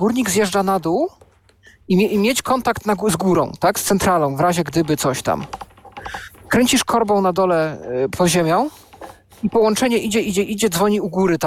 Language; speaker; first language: Polish; native; Polish